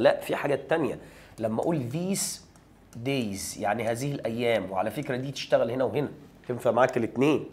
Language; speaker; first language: Arabic; native; Arabic